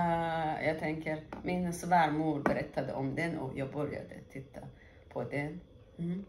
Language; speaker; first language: Swedish; non-native, learner; Persian